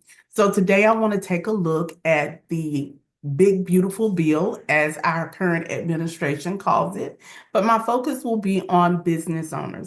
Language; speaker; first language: English; native; English